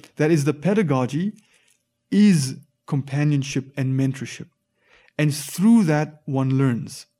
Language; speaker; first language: English; native; English